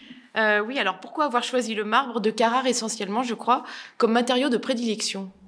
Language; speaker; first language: French; native; French